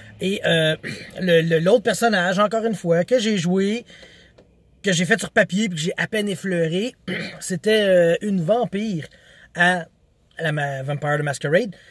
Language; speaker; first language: French; native; French